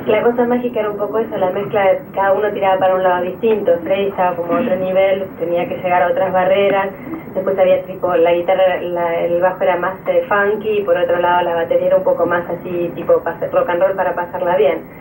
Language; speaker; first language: Spanish; native; Spanish